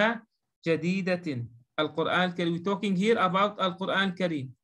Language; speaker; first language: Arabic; non-native, fluent; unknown